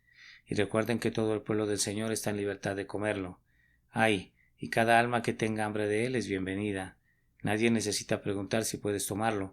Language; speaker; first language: Spanish; native; Spanish